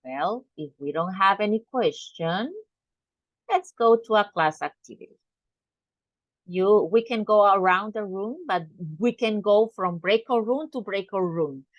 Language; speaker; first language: English; non-native, fluent; Spanish